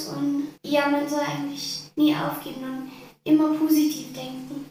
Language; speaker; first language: German; early bilingual, other home language; Arabic